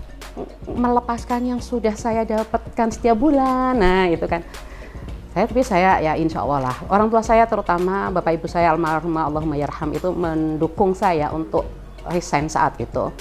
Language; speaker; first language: Indonesian; native; Indonesian